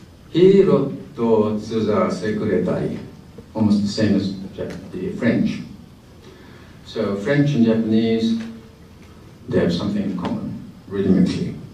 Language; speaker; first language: English; non-native, fluent; Korean